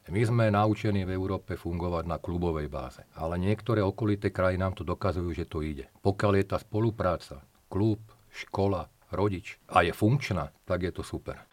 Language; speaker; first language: Slovak; native; Slovak